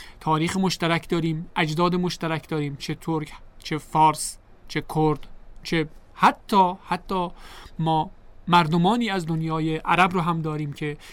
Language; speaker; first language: Persian; native; Persian